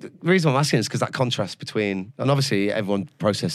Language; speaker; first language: English; native; English